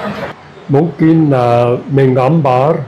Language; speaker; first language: Indonesian; non-native, fluent; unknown